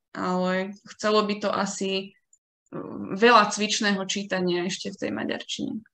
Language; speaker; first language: Slovak; native; Slovak